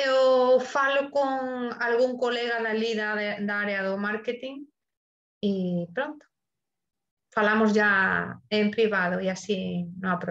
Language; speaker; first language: Portuguese; non-native, learner; Spanish